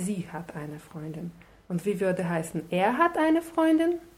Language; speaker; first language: German; non-native, fluent; Russian